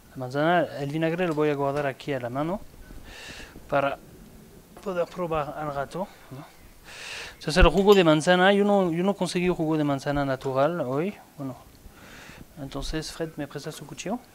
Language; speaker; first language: Spanish; non-native, fluent; French